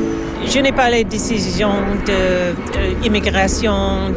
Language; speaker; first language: French; non-native, learner; English